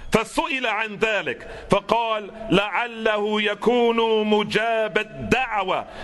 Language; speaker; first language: Arabic; non-native, fluent; English